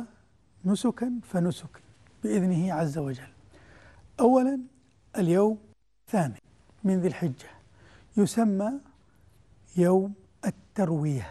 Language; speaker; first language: Arabic; native; Arabic